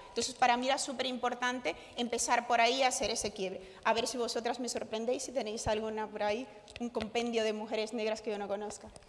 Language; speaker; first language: Spanish; native; Spanish